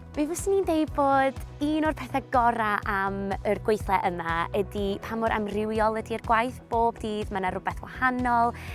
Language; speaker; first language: Welsh; non-native, local second language; English